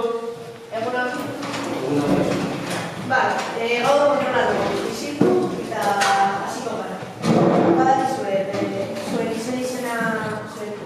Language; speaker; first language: Basque; non-native, local second language; Spanish